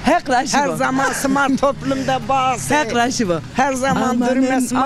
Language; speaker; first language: Turkish; non-native, local second language; Zaza